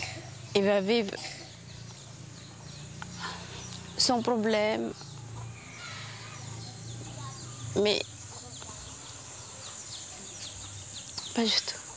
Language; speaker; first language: French; non-native, learner; Filipino